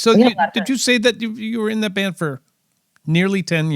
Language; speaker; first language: English; native; English